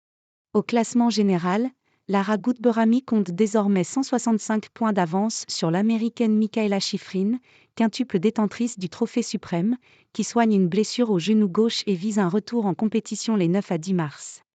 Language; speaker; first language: French; native; French